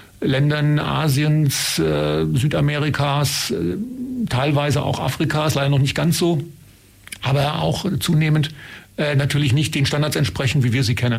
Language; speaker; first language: German; native; German